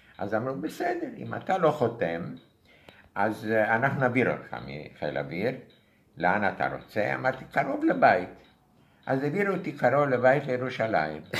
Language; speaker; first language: Hebrew; non-native, fluent; Romanian